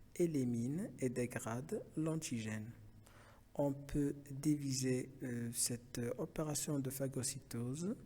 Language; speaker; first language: French; non-native, local second language; Arabic